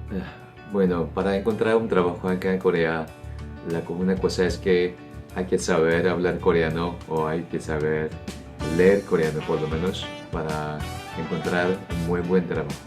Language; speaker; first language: Spanish; non-native, fluent; Korean